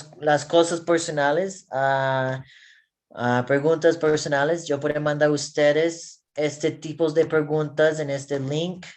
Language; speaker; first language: Spanish; non-native, learner; English